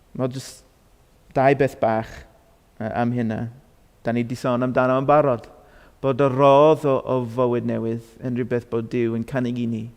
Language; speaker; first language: Welsh; non-native, fluent; English